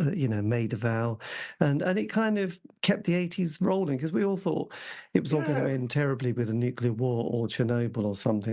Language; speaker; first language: English; native; English